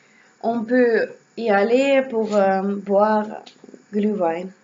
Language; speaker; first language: French; non-native, learner; Russian